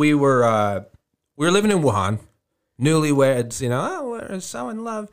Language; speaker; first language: English; native; English